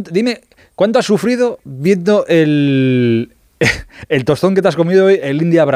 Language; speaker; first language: Spanish; native; Spanish